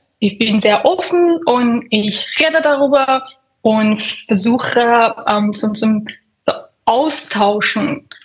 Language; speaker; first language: German; non-native, fluent; Persian